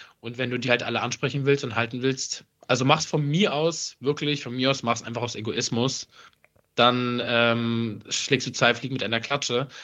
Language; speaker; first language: German; early bilingual, other home language; Arabic